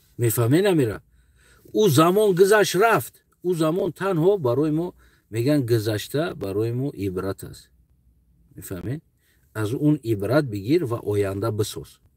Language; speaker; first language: Tajik; non-native, local second language; Uzbek